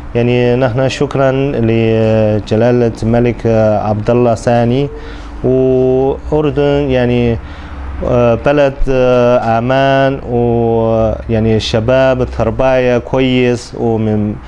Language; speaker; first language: Arabic; non-native, learner; Chinese